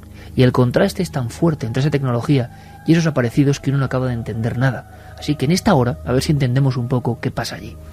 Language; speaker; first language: Spanish; native; Spanish